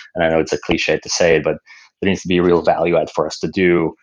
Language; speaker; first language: English; non-native, fluent; Slovak